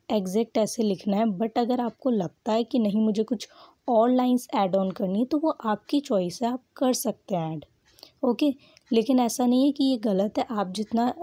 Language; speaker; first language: Hindi; native; Hindi